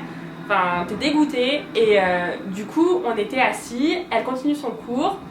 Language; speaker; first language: French; native; French